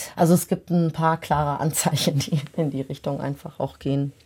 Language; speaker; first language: German; native; German